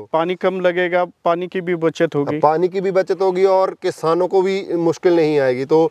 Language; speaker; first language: Hindi; non-native, local second language; Marathi